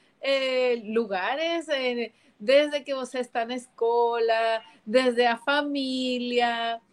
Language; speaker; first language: Portuguese; non-native, learner; Spanish